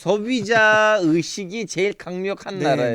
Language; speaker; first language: Korean; non-native, fluent; Turkish